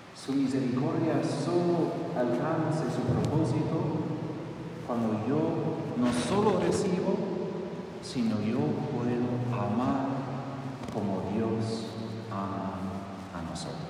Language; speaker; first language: Spanish; non-native, fluent; English